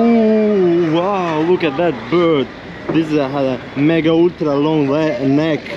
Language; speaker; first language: English; non-native, fluent; Russian